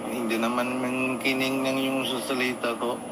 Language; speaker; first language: Filipino; non-native, learner; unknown